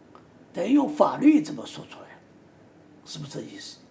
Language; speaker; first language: Chinese; native; Chinese